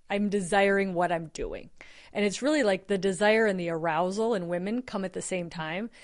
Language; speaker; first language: English; native; English